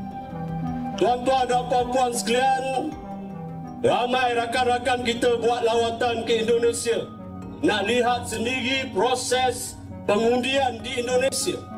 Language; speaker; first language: Malay; native; Malay